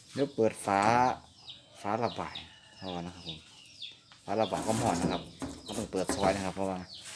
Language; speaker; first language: Thai; native; Thai